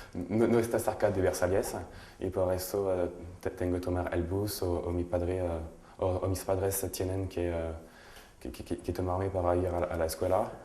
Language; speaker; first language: Spanish; non-native, learner; French